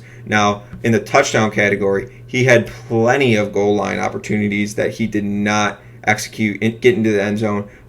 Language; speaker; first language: English; native; English